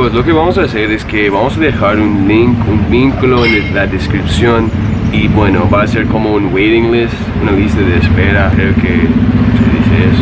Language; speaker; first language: Spanish; non-native, fluent; English